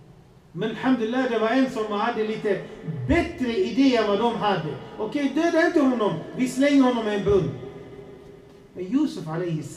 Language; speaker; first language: Swedish; non-native, fluent; Arabic